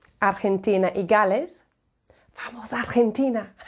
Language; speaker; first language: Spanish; non-native, fluent; English